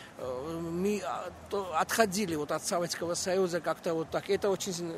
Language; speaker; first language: Russian; non-native, local second language; Georgian